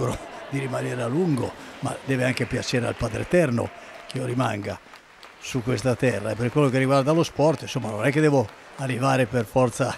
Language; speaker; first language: Italian; native; Italian